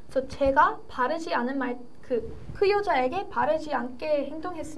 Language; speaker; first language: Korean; early bilingual, heritage; English